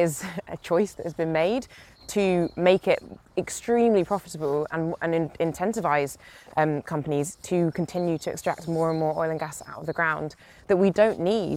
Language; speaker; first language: English; native; English